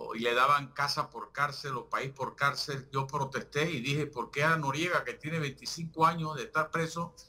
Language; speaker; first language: Spanish; native; Spanish